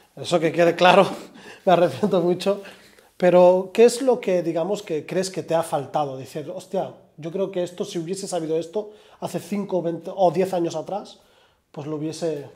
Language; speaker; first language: Spanish; early bilingual, other home language; Arabic